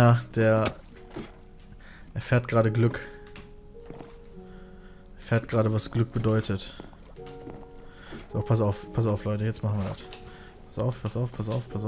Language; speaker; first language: German; native; German